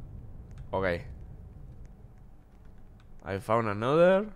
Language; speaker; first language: English; non-native, learner; Spanish